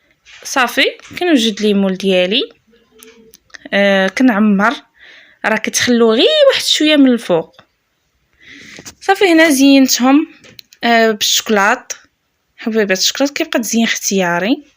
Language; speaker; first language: Arabic; native; Arabic